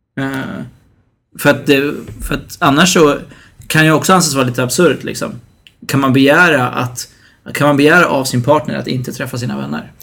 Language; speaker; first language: Swedish; early bilingual, other home language; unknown